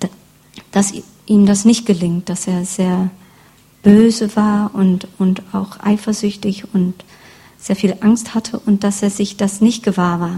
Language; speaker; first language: German; non-native, fluent; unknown